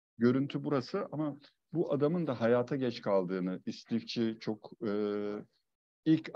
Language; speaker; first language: Turkish; native; Turkish